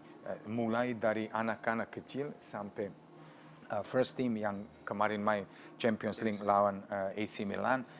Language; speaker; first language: Indonesian; non-native, fluent; Serbian